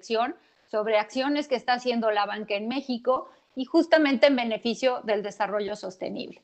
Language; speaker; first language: Spanish; native; Spanish